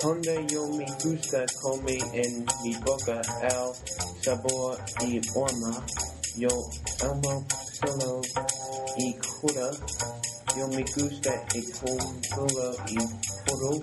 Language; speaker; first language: Spanish; non-native, learner; English